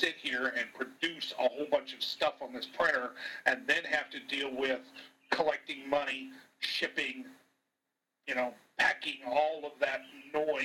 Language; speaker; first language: English; native; English